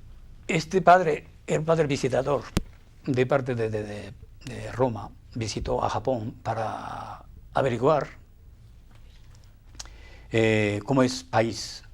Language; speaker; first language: Spanish; non-native, fluent; Japanese